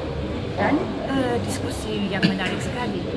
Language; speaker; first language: Indonesian; non-native, fluent; German